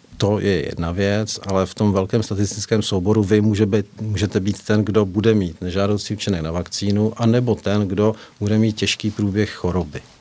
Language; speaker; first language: Czech; native; Czech